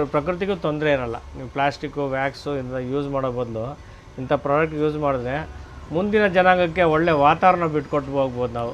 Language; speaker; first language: Kannada; non-native, local second language; Tamil